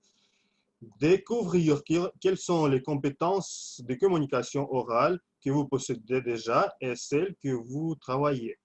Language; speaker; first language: French; non-native, fluent; Russian